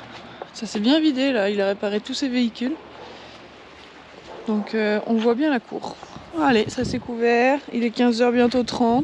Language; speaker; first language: French; native; French